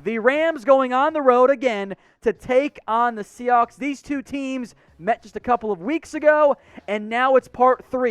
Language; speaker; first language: English; native; English